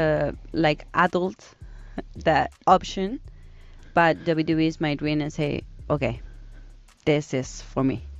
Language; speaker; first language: English; non-native, learner; Spanish